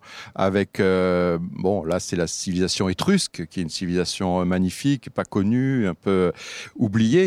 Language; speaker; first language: French; native; French